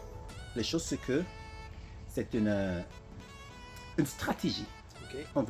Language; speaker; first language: French; non-native, learner; English